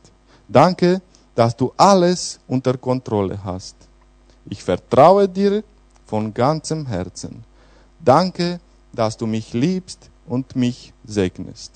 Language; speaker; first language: German; non-native, fluent; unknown